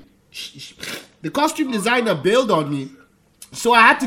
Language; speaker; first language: English; non-native, local second language; Hausa